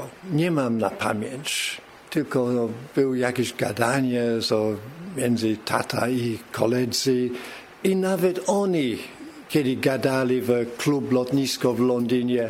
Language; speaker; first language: Polish; early bilingual, heritage; English